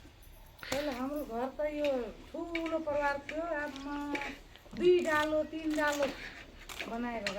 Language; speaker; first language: Nepali; non-native, local second language; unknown